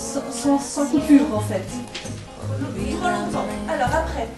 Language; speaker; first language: French; native; French